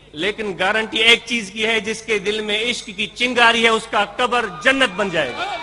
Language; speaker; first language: Urdu; non-native, local second language; Sindhi